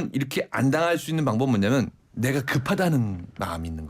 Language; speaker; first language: Korean; native; Korean